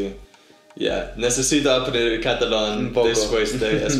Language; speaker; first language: Spanish; non-native, learner; English